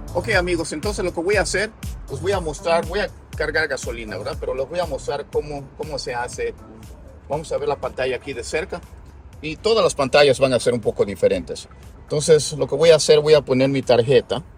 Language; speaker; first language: Spanish; native; Spanish